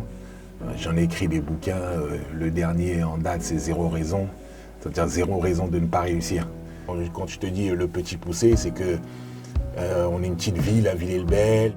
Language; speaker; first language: French; native; French